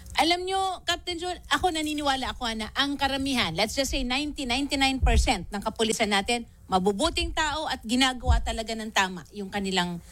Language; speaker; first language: Filipino; native; Filipino